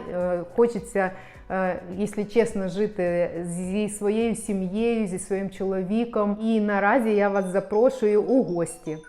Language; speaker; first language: Ukrainian; non-native, local second language; Russian